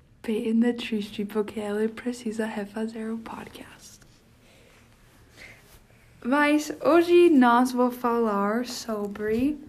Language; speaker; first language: Portuguese; non-native, learner; English